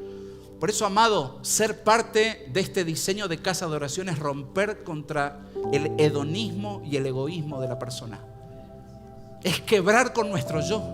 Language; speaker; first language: Spanish; native; Spanish